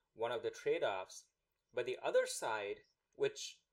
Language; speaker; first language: English; non-native, local second language; Bangla